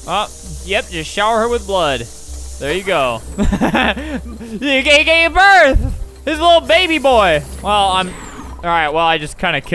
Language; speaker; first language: English; native; English